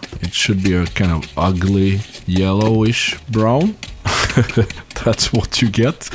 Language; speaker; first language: English; non-native, fluent; Swedish